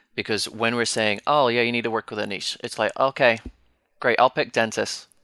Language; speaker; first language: English; native; English